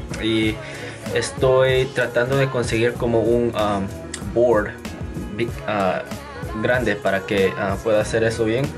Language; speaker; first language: Spanish; non-native, fluent; Korean